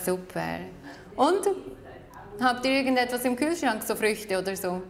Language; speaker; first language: German; native; German